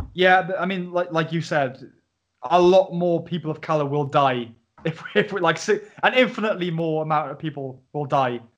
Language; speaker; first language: English; native; English